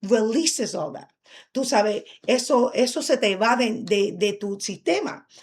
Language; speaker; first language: Spanish; early bilingual, heritage; Spanish